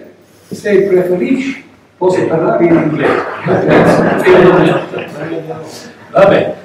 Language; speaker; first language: Italian; non-native, learner; English